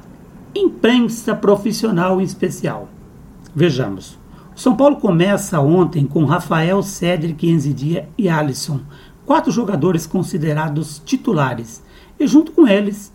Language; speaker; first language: Portuguese; native; Portuguese